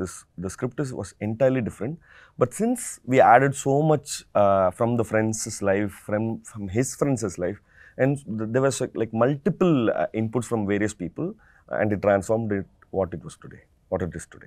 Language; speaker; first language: English; non-native, local second language; Tamil